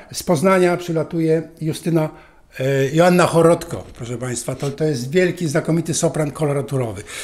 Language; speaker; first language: Polish; native; Polish